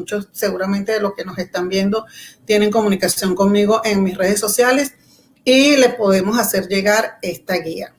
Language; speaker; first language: Spanish; native; Spanish